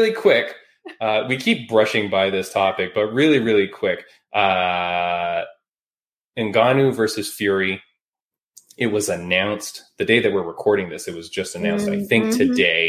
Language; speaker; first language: English; native; English